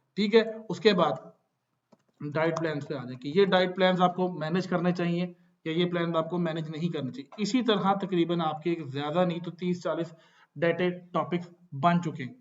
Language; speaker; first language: Urdu; non-native, local second language; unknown